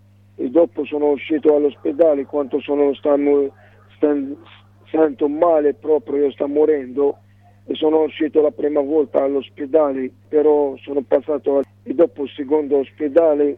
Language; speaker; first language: Italian; non-native, learner; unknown